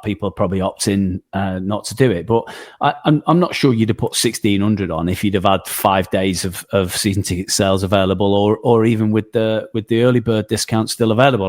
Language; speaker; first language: English; native; English